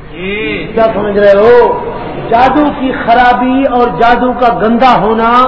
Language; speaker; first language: Urdu; non-native, local second language; Punjabi